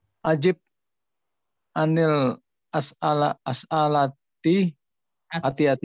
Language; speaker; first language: Arabic; non-native, learner; Indonesian